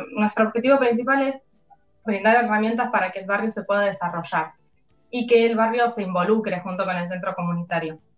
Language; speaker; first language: Spanish; native; Spanish